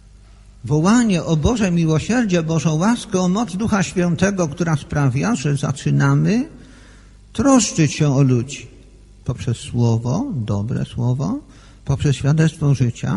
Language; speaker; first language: Polish; native; Polish